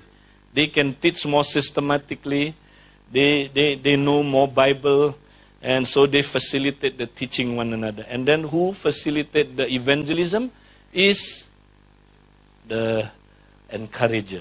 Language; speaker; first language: English; non-native, fluent; Indonesian